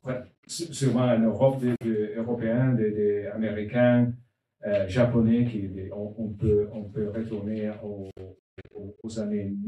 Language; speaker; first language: French; non-native, learner; Italian